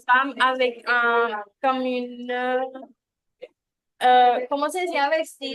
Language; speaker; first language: French; non-native, learner; Spanish